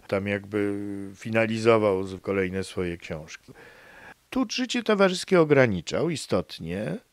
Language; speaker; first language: Polish; native; Polish